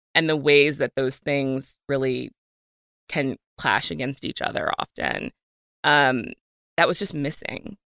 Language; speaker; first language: English; native; English